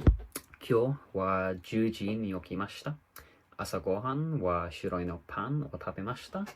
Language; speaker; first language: Japanese; non-native, learner; English